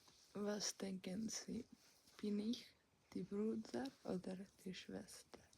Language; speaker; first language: German; non-native, learner; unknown